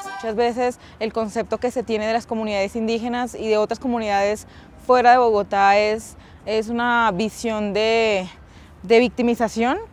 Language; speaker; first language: Spanish; native; Spanish